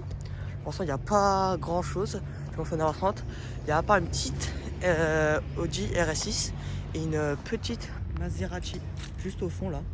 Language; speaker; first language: French; native; French